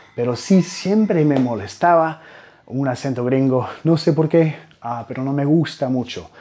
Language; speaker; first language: Spanish; non-native, fluent; English